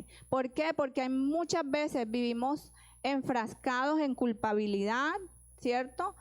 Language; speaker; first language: Spanish; native; Spanish